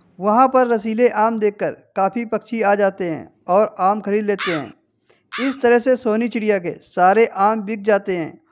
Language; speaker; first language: Hindi; native; Hindi